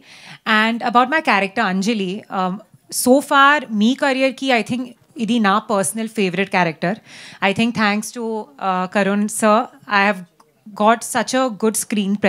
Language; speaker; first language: Telugu; non-native, learner; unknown